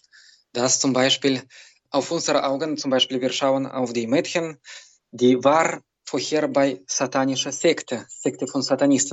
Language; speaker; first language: German; non-native, learner; Belarusian